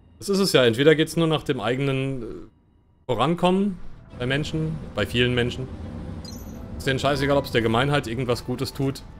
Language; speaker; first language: German; non-native, fluent; English